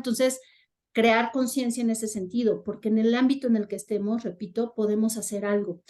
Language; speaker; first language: Spanish; native; Spanish